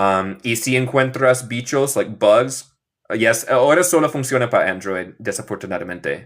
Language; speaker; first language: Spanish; non-native, fluent; English